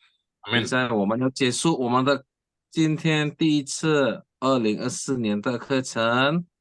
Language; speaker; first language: Chinese; non-native, learner; Indonesian